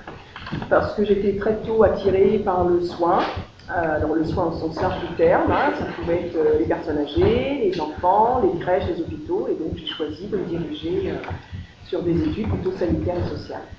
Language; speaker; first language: French; native; French